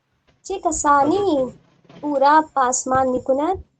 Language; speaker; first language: Persian; non-native, learner; Urdu